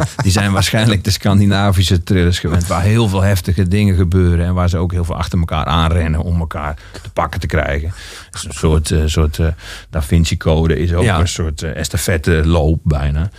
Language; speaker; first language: Dutch; native; Dutch